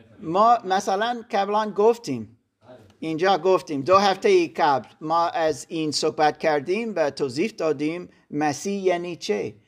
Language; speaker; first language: Persian; non-native, learner; German